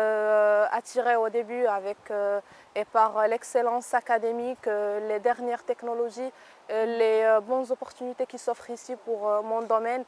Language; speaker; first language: French; non-native, local second language; Arabic